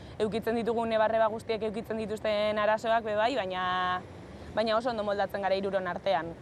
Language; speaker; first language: Basque; non-native, local second language; Spanish